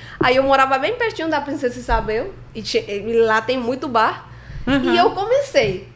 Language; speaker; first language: Portuguese; non-native, fluent; Spanish